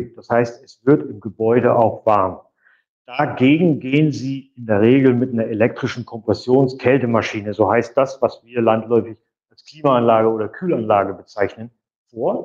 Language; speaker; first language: German; native; German